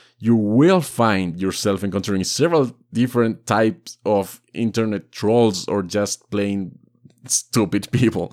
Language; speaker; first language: English; non-native, fluent; Spanish